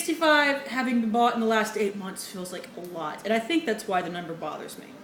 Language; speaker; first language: English; native; English